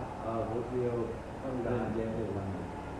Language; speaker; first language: Italian; non-native, learner; Portuguese